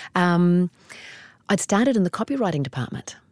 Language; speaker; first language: English; native; English